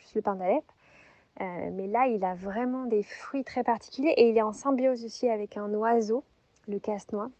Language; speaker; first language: French; native; French